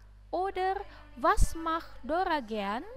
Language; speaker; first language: German; non-native, learner; Indonesian